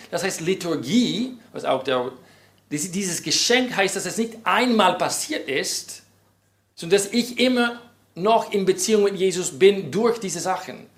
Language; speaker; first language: German; non-native, fluent; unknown